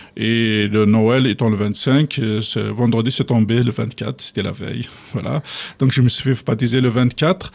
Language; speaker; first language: French; non-native, local second language; Kabyle